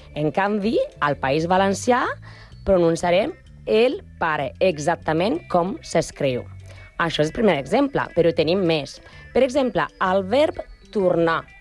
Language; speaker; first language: Catalan; non-native, learner; Spanish